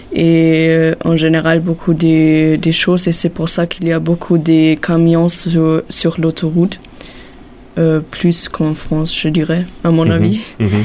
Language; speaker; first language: French; non-native, fluent; German